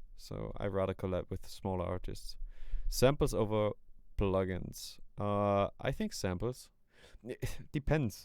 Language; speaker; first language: English; non-native, fluent; German